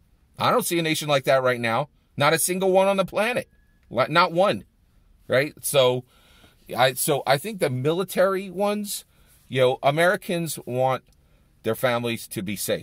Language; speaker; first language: English; native; English